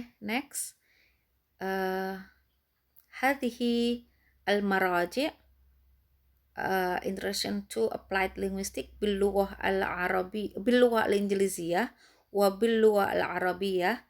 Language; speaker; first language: Arabic; non-native, fluent; Indonesian